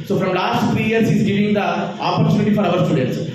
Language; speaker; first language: English; non-native, local second language; Telugu